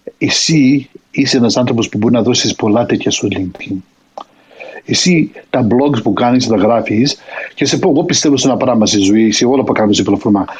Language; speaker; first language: Greek; early bilingual, heritage; Greek